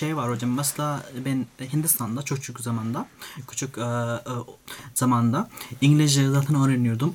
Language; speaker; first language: Turkish; non-native, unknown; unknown